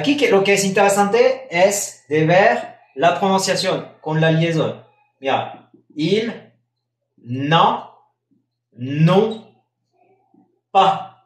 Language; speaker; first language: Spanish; non-native, fluent; French